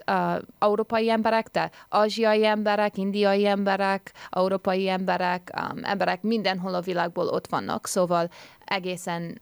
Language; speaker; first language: Hungarian; early bilingual, heritage; Hungarian